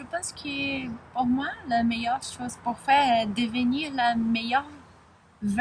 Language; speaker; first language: French; non-native, learner; Spanish